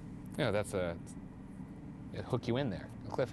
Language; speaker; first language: English; native; English